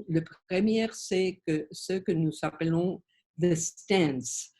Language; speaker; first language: French; non-native, learner; Spanish